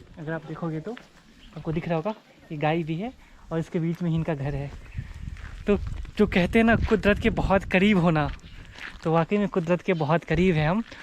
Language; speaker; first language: Hindi; native; Hindi